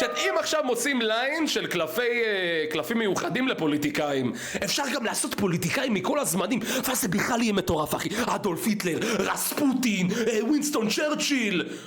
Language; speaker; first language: Hebrew; early bilingual, other home language; Russian